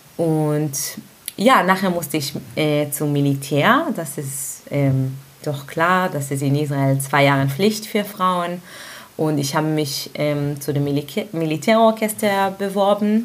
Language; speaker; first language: German; non-native, fluent; Hebrew